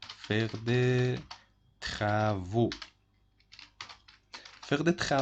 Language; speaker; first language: French; non-native, fluent; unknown